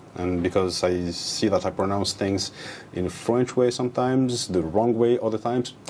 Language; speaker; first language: English; non-native, fluent; Arabic